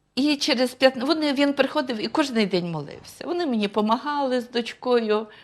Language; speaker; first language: Ukrainian; non-native, fluent; Russian